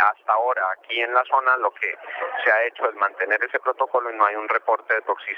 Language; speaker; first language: Spanish; native; Spanish